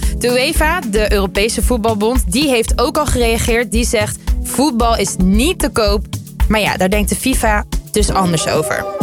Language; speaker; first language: Dutch; early bilingual, other home language; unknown